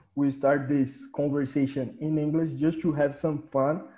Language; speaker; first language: English; non-native, fluent; Portuguese